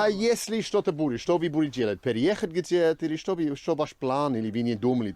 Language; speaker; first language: Russian; non-native, learner; English